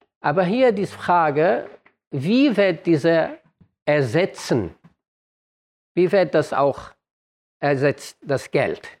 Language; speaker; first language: German; non-native, fluent; Arabic